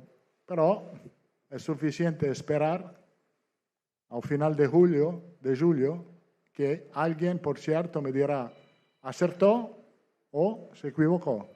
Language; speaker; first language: Portuguese; non-native, learner; Italian